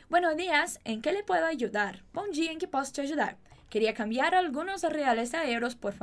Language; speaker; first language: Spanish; non-native, fluent; Portuguese